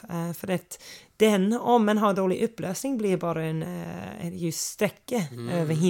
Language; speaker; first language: Swedish; non-native, fluent; English